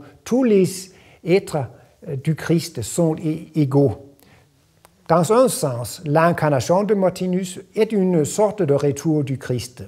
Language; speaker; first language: French; non-native, fluent; Danish